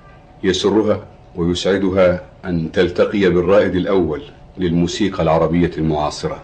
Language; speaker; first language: Arabic; native; Arabic